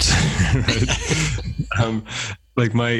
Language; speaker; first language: English; native; English